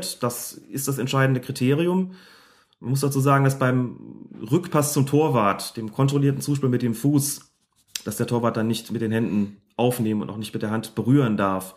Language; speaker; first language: German; native; German